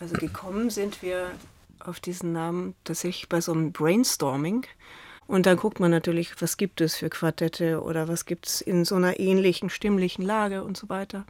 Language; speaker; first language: German; native; German